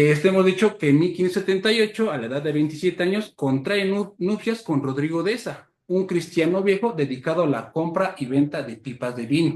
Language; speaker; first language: Spanish; native; Spanish